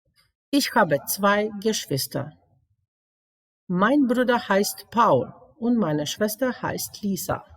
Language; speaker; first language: German; non-native, fluent; Macedonian